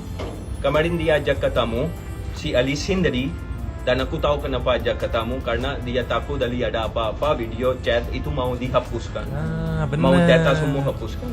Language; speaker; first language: Indonesian; non-native, fluent; Hindi